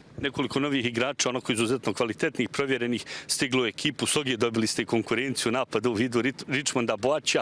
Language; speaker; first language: Bosnian; native; Bosnian